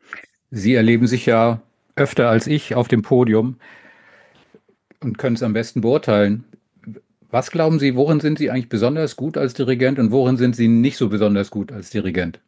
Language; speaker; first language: German; native; German